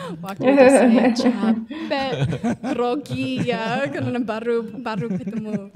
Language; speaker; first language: Indonesian; non-native, fluent; English